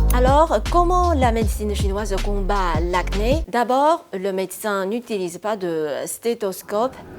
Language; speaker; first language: French; non-native, fluent; Chinese